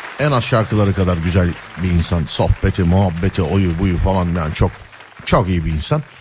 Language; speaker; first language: Turkish; native; Turkish